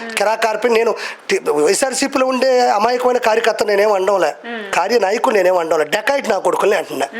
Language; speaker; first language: Telugu; native; Telugu